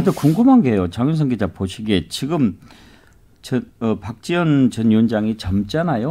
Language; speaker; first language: Korean; native; Korean